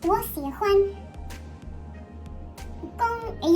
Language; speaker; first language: Chinese; non-native, learner; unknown